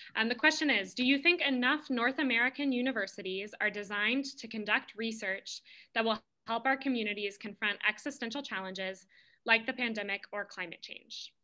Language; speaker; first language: English; native; English